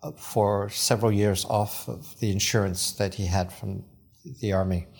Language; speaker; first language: English; early bilingual, other home language; Cantonese